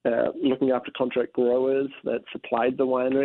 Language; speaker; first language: English; native; English